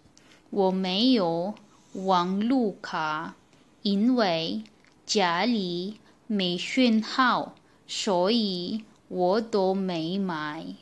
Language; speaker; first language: Chinese; non-native, learner; Filipino